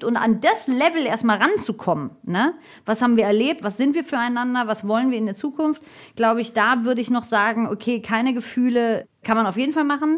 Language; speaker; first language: German; native; German